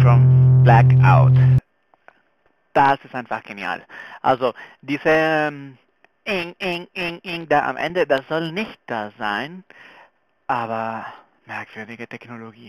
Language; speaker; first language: German; non-native, fluent; Spanish